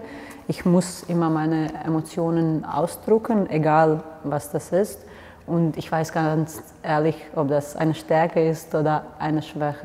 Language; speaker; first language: German; non-native, fluent; Serbian